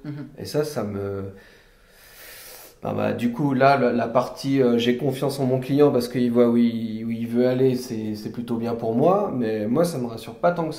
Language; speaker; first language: French; native; French